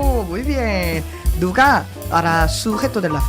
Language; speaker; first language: Spanish; non-native, learner; Korean